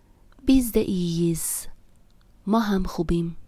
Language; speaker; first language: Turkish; non-native, fluent; Persian